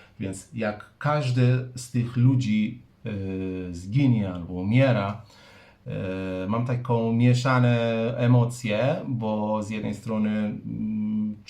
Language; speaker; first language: Polish; non-native, fluent; Persian